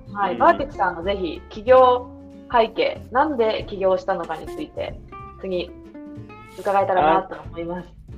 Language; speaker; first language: Japanese; native; Japanese